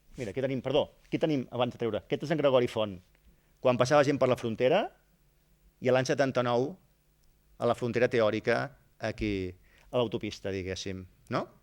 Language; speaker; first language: Catalan; native; Catalan